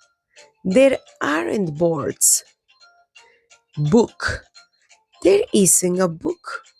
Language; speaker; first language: English; non-native, fluent; Spanish